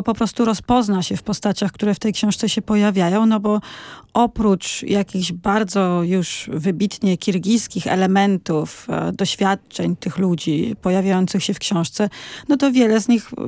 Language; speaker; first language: Polish; native; Polish